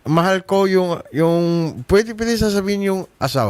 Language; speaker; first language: Filipino; non-native, learner; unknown